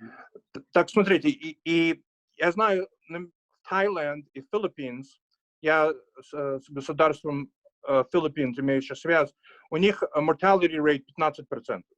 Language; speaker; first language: Russian; early bilingual, heritage; Russian